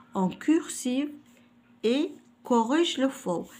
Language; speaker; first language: French; non-native, local second language; Arabic